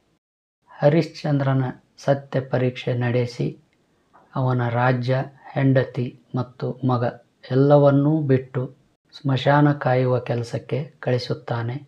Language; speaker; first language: Kannada; native; Kannada